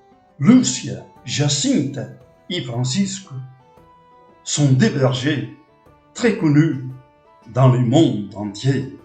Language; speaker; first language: French; non-native, fluent; Portuguese